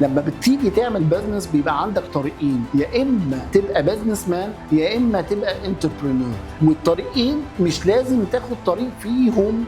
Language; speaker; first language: Arabic; native; Arabic